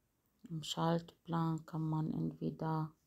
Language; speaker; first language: German; non-native, fluent; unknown